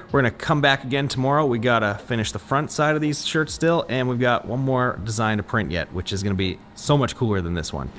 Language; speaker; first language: English; native; English